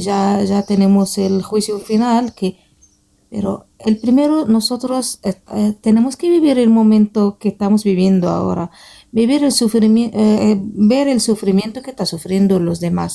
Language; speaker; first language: Spanish; non-native, fluent; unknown